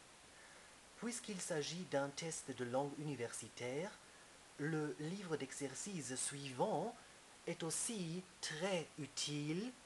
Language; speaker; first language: French; non-native, fluent; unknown